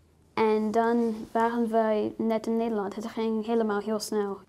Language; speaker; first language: Dutch; early bilingual, heritage; Dutch